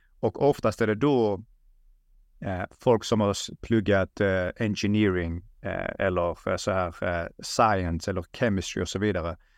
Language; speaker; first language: Swedish; early bilingual, other home language; Russian